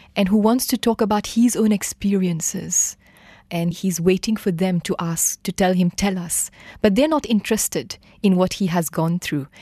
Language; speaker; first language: English; non-native, fluent; Morisyen